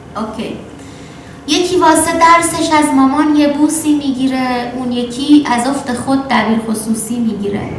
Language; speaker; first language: Persian; native; Persian